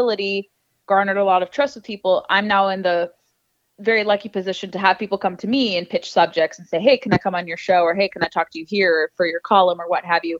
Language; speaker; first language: English; native; English